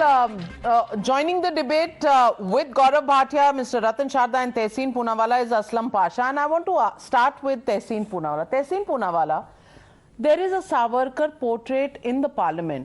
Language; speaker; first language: English; non-native, local second language; Hindi